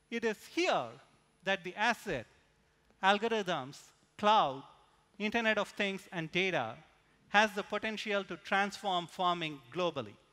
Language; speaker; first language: English; non-native, local second language; Tamil